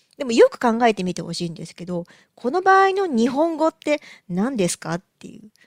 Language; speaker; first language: Japanese; native; Japanese